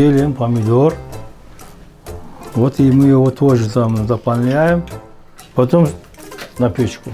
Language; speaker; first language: Russian; non-native, fluent; Azerbaijani